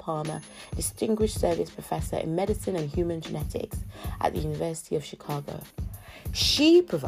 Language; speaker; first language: English; non-native, local second language; Yoruba